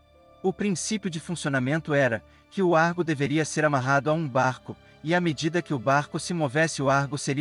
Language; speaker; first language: Portuguese; native; Portuguese